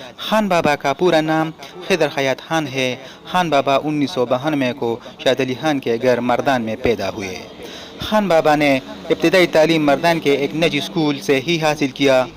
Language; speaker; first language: Urdu; non-native, local second language; Pashto